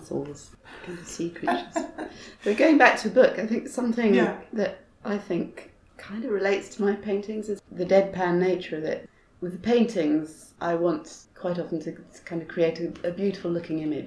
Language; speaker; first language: English; native; English